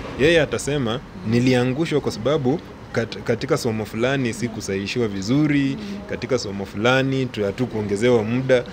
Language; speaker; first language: Swahili; non-native, local second language; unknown